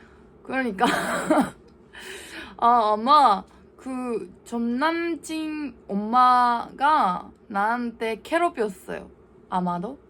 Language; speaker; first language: Korean; non-native, learner; Japanese